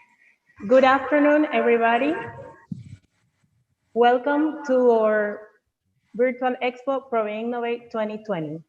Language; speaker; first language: English; non-native, fluent; Spanish